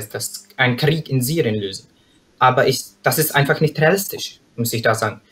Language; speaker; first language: German; non-native, fluent; Czech